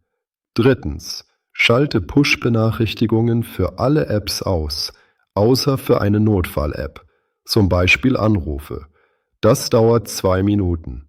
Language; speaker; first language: German; native; German